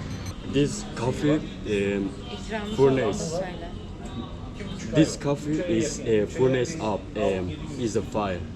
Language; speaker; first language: English; non-native, learner; Turkish